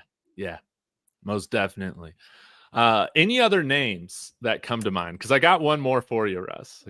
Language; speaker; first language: English; native; English